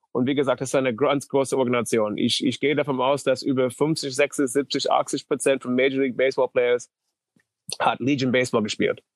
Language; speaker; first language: German; non-native, fluent; English